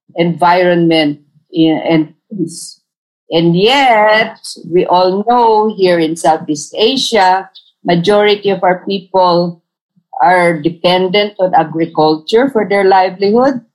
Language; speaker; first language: English; non-native, local second language; Tausug